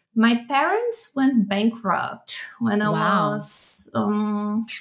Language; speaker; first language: English; non-native, fluent; Portuguese